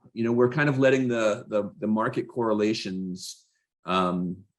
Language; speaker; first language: English; native; English